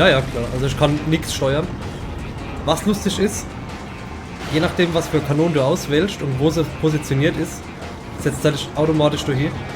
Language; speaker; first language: German; native; German